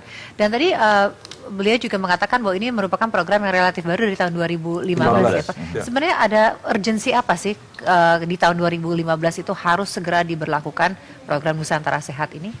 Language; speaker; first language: Indonesian; native; Indonesian